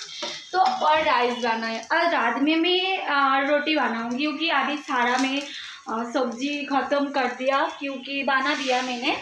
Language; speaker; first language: Hindi; non-native, local second language; Bangla